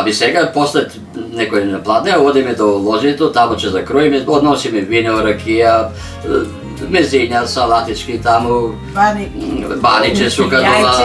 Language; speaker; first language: Macedonian; native; Macedonian